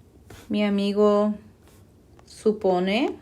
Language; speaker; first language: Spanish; non-native, fluent; English